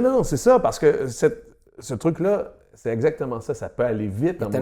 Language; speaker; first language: French; native; French